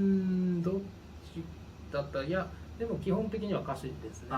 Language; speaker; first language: Japanese; native; Japanese